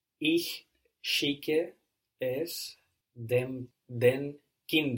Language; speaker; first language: German; non-native, learner; English